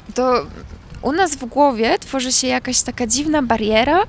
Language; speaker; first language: Polish; native; Polish